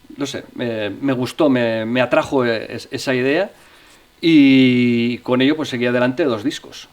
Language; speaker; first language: Spanish; native; Spanish